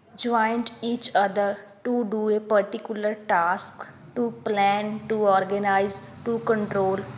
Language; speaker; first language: English; non-native, local second language; Punjabi